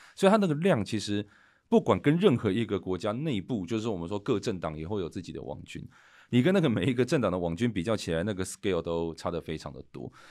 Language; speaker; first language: Chinese; native; Chinese